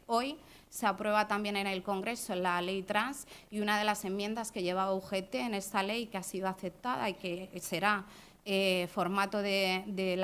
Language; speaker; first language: Spanish; native; Spanish